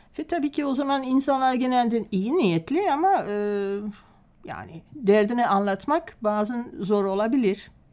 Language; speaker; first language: Turkish; non-native, fluent; Dutch